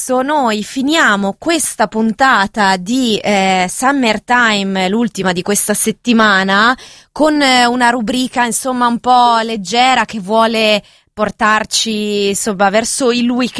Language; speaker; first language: Italian; native; Italian